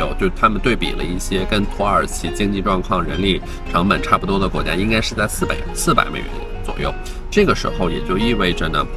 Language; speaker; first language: Chinese; native; Chinese